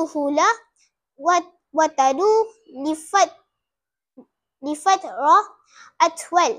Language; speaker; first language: Arabic; non-native, learner; Malay